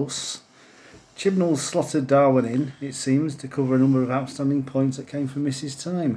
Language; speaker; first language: English; native; English